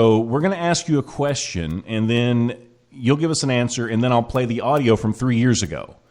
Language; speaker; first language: English; native; English